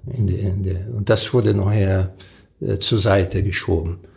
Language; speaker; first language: German; early bilingual, other home language; Portuguese